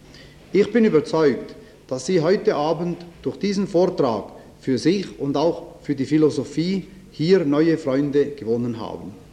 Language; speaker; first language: German; native; German